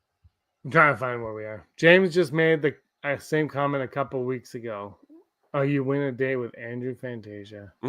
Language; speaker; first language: English; native; English